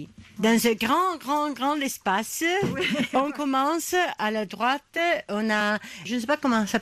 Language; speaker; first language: French; non-native, fluent; Italian